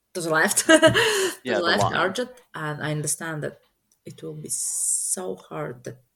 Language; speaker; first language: English; non-native, learner; Latvian